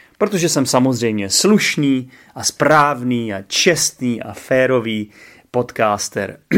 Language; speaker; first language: Czech; native; Czech